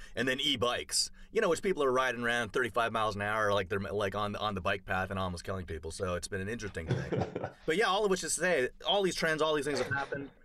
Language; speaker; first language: English; native; English